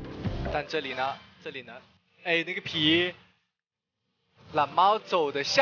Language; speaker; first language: Chinese; native; Chinese